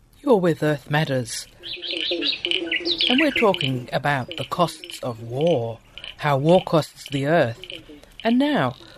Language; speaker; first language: English; native; English